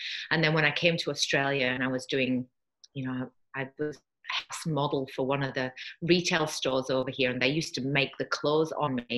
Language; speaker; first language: English; native; English